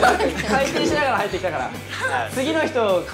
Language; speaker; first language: Japanese; native; Japanese